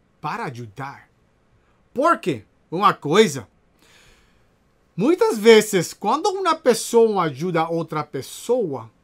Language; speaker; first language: Portuguese; non-native, learner; Spanish